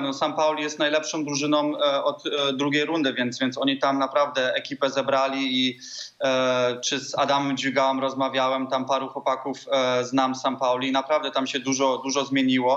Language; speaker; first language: Polish; early bilingual, heritage; Polish